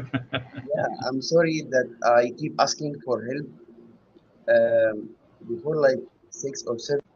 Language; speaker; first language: English; non-native, learner; Arabic